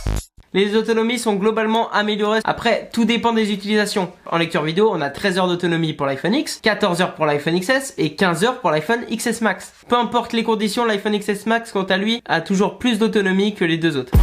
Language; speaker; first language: French; native; French